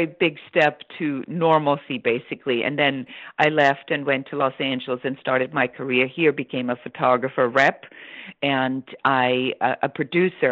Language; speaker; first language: English; non-native, fluent; German